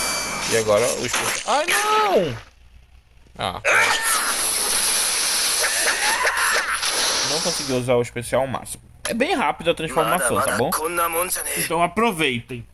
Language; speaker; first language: Portuguese; native; Portuguese